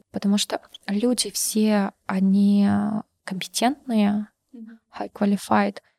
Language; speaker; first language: Russian; non-native, local second language; Karachay-Balkar